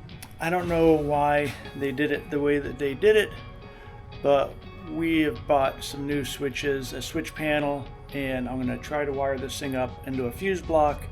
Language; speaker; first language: English; native; English